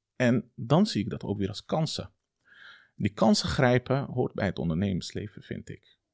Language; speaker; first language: Dutch; early bilingual, other home language; Turkish